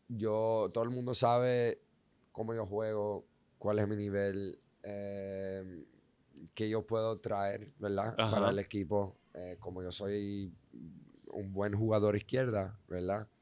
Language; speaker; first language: Spanish; non-native, fluent; Dutch